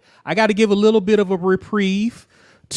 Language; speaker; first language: English; native; English